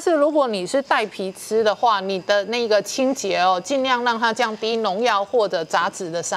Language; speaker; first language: Chinese; native; Chinese